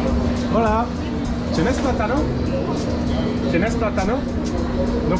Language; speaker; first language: Spanish; non-native, learner; French